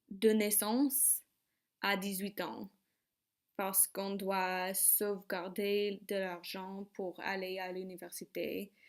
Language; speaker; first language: French; non-native, learner; English